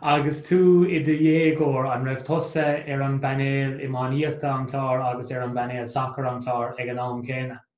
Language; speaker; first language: Irish; non-native, local second language; English